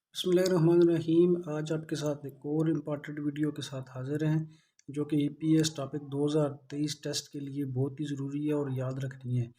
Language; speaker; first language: Urdu; non-native, local second language; Punjabi